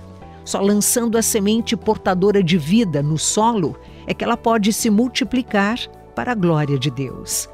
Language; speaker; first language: Portuguese; native; Portuguese